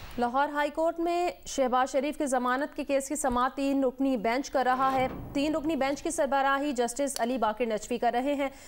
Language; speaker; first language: Urdu; native; Urdu